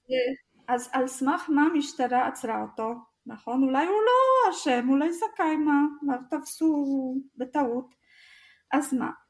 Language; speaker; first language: Hebrew; non-native, fluent; Russian